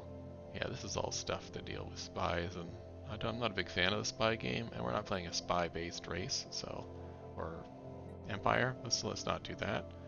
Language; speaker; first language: English; native; English